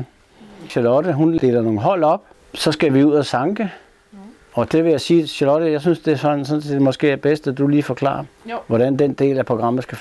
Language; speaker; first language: Danish; native; Danish